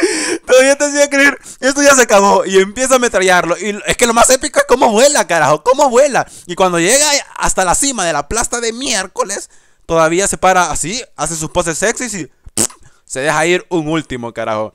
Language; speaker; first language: Spanish; native; Spanish